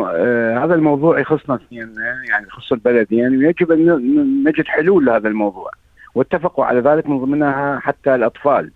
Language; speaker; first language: Arabic; native; Arabic